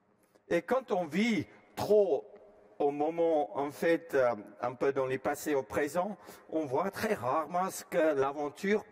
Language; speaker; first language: French; non-native, fluent; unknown